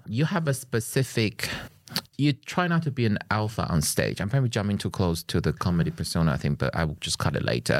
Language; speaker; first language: English; non-native, fluent; Chinese